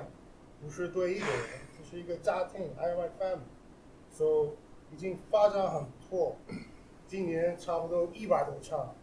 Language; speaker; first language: Chinese; non-native, learner; English